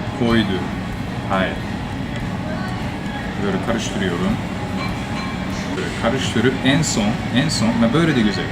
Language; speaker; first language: Turkish; non-native, fluent; Japanese